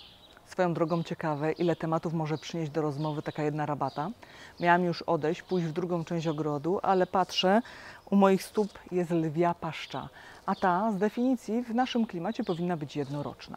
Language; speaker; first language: Polish; native; Polish